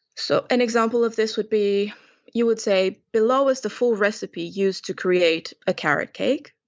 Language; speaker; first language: English; non-native, fluent; Romanian